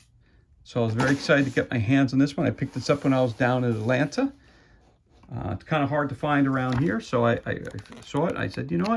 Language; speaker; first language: English; native; English